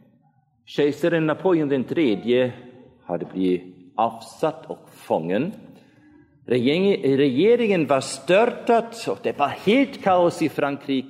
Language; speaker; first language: Swedish; non-native, fluent; German